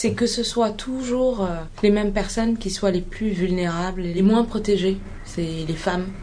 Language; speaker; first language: French; non-native, local second language; Bambara